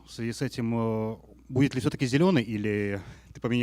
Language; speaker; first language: Russian; native; Russian